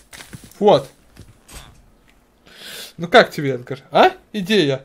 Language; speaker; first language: Russian; native; Russian